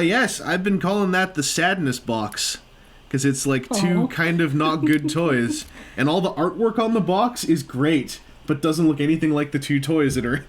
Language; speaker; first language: English; native; English